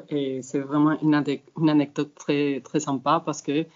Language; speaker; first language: French; non-native, fluent; Spanish